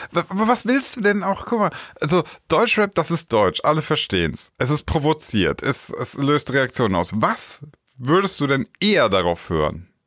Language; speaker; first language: German; native; German